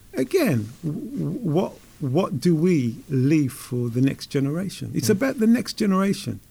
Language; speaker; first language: English; native; English